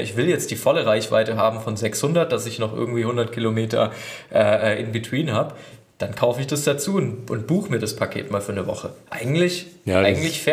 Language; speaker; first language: German; native; German